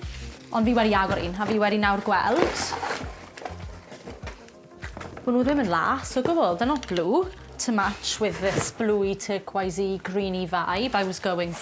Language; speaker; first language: Welsh; native; Welsh